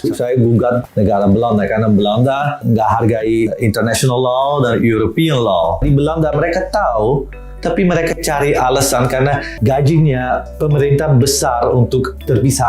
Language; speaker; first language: Indonesian; non-native, fluent; Dutch